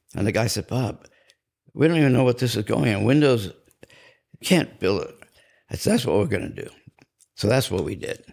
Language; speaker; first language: English; native; English